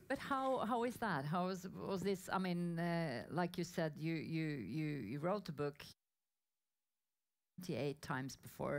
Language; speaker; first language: English; non-native, fluent; Norwegian